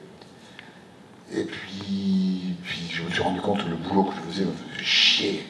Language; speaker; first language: French; native; French